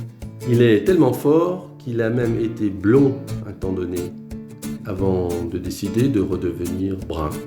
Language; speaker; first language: French; native; French